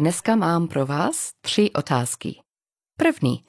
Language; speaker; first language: Czech; non-native, learner; English